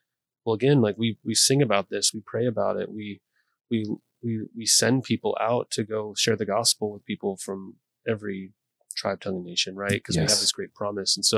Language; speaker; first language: English; native; English